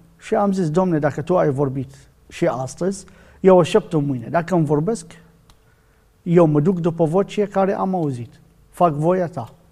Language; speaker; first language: Romanian; non-native, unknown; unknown